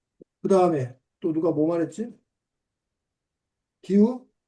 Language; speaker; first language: Korean; native; Korean